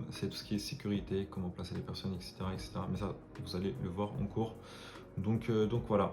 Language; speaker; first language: French; native; French